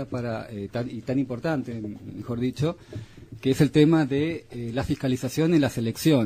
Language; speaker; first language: Spanish; native; Spanish